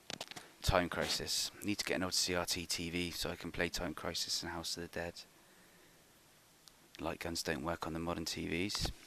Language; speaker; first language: English; native; English